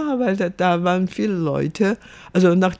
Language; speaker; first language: German; non-native, fluent; Chinese